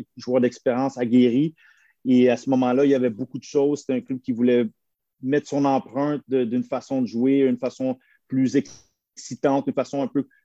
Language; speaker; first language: French; native; French